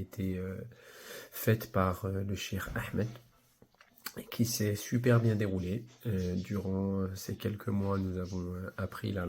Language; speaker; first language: French; native; French